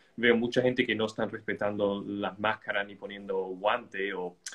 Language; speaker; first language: Spanish; non-native, fluent; English